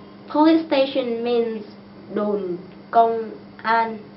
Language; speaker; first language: English; non-native, fluent; Vietnamese